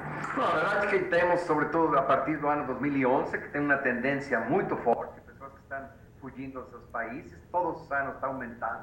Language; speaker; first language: Portuguese; non-native, fluent; Spanish